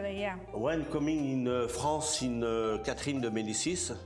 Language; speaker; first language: English; non-native, learner; French